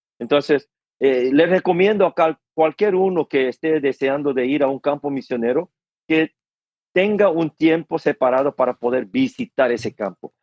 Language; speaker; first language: Spanish; non-native, fluent; Korean